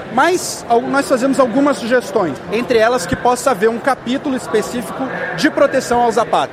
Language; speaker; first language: Portuguese; native; Portuguese